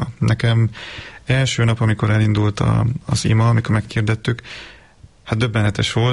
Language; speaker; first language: Hungarian; native; Hungarian